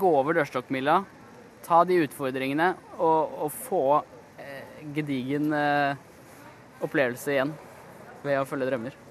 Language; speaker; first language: Norwegian; native; Norwegian